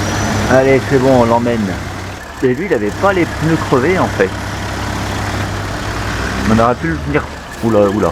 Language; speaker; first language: French; native; French